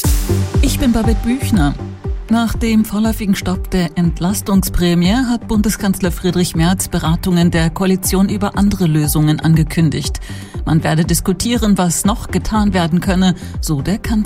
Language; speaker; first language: German; native; German